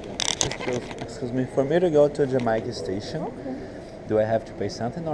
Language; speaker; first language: English; non-native, learner; Portuguese